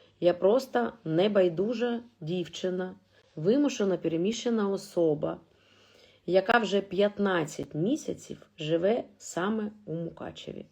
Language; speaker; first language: Ukrainian; native; Ukrainian